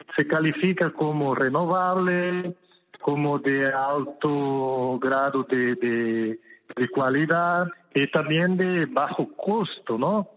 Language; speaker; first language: Spanish; non-native, fluent; Portuguese